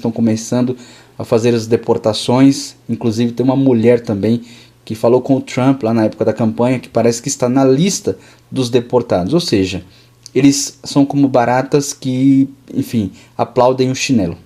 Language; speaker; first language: Portuguese; native; Portuguese